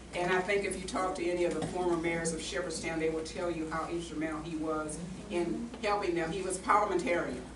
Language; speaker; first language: English; native; English